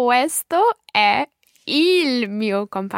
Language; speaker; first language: Italian; non-native, learner; English